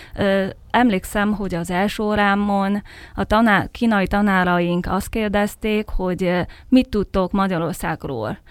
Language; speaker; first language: Hungarian; non-native, fluent; Chinese